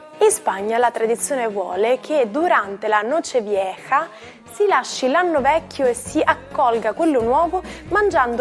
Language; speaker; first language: Italian; native; Italian